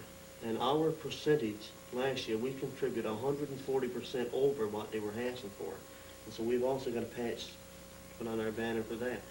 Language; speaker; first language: English; native; English